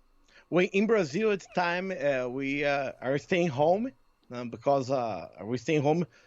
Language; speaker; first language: English; non-native, learner; Portuguese